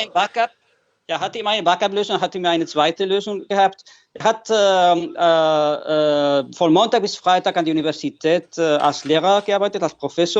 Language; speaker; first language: German; non-native, fluent; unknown